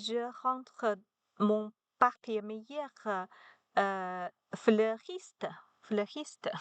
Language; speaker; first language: French; non-native, learner; Chinese